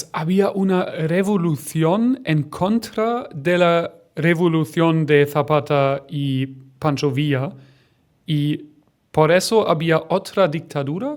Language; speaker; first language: Spanish; non-native, learner; German